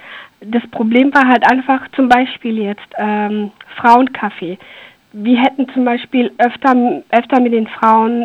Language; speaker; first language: German; early bilingual, other home language; Persian